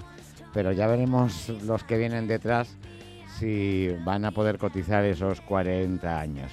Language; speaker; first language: Spanish; native; Spanish